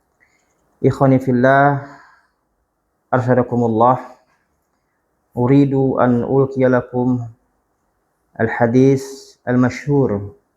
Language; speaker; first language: Arabic; non-native, fluent; Indonesian